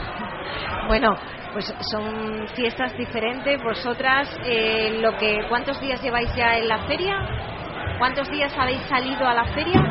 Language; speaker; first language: Spanish; native; Spanish